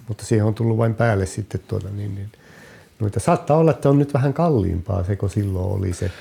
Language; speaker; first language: Finnish; native; Finnish